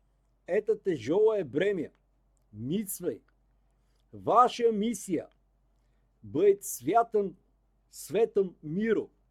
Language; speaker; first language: Russian; non-native, learner; Bulgarian